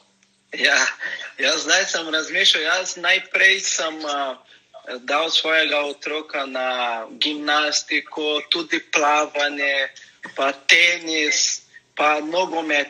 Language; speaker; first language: Slovenian; non-native, learner; Portuguese